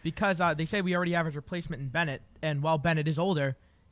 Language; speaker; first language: English; native; English